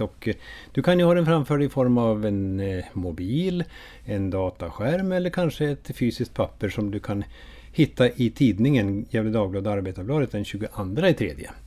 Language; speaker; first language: Swedish; native; Swedish